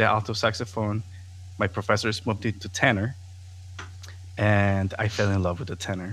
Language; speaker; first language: English; non-native, fluent; Spanish